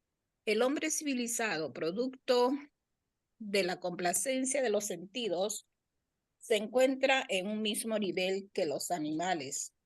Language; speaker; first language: Spanish; native; Spanish